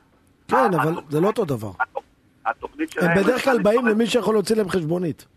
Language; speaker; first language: Hebrew; native; Hebrew